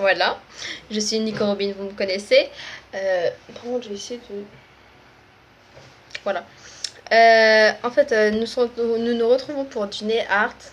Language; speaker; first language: French; native; French